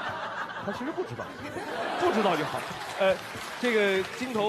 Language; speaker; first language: Chinese; native; Chinese